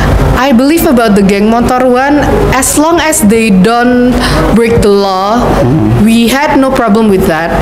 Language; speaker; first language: English; non-native, learner; Indonesian